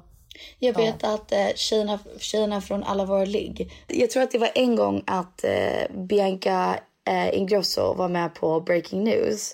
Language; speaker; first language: Swedish; native; Swedish